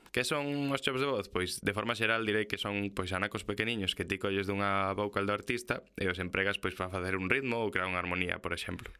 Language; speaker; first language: Galician; non-native, local second language; Spanish